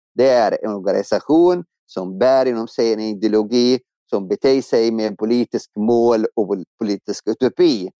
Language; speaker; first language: Swedish; non-native, fluent; Arabic